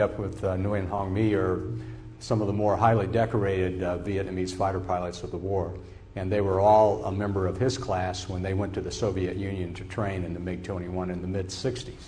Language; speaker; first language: English; native; English